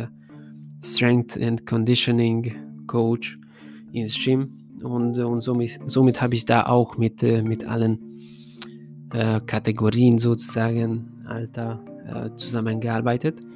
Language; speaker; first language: German; non-native, fluent; Hungarian